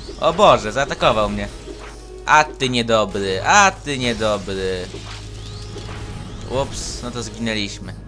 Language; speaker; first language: Polish; native; Polish